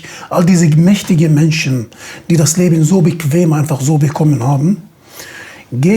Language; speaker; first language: German; non-native, fluent; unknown